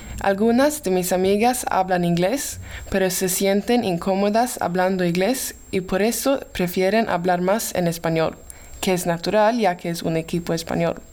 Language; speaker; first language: Spanish; non-native, learner; Swedish